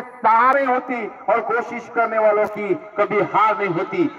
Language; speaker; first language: Hindi; non-native, local second language; Marathi